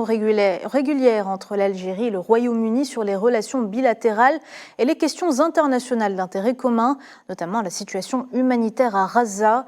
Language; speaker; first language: French; non-native, local second language; Arabic